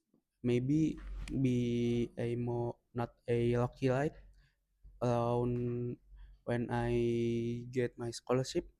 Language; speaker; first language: English; non-native, learner; Indonesian